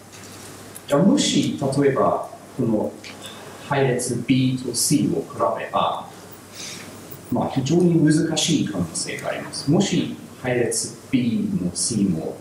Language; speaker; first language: Japanese; non-native, learner; English